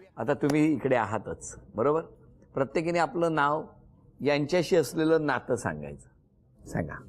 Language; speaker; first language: Marathi; native; Marathi